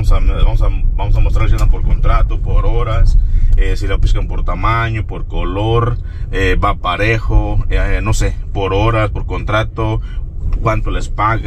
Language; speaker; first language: Spanish; native; Spanish